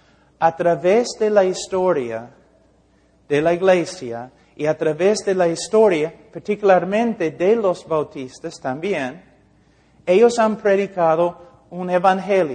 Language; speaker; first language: Spanish; non-native, fluent; English